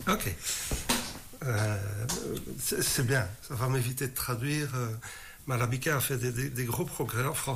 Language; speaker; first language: French; native; French